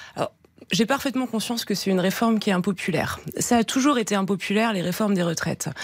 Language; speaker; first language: French; native; French